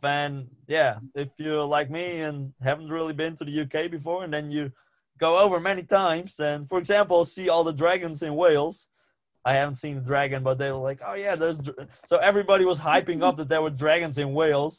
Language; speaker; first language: English; non-native, fluent; Western Frisian